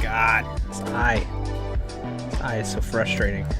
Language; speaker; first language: English; native; English